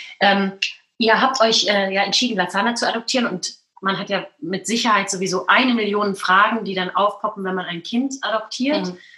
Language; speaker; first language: German; native; German